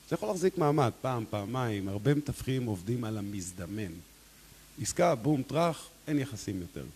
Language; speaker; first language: Hebrew; native; Hebrew